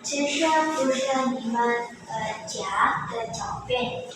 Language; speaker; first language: Chinese; non-native, learner; Indonesian